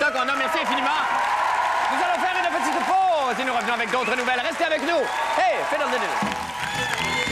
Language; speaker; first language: French; native; French